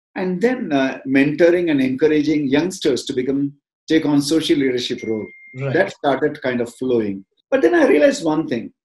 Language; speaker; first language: English; non-native, local second language; Tamil